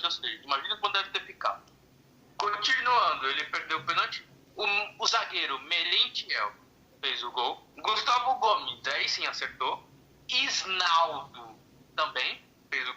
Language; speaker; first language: Portuguese; native; Portuguese